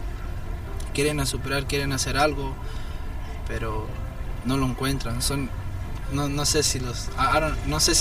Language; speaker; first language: Spanish; early bilingual, heritage; Spanish